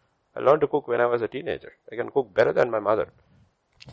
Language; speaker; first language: English; non-native, local second language; Malayalam